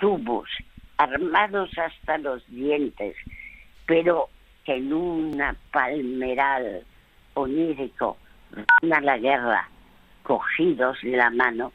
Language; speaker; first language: Spanish; early bilingual, other home language; French